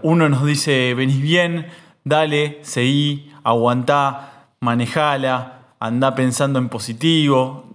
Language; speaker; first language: Spanish; native; Spanish